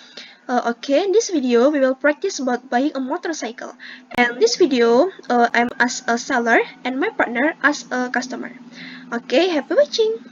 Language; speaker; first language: English; non-native, learner; Indonesian